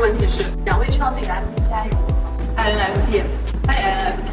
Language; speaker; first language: Chinese; native; Chinese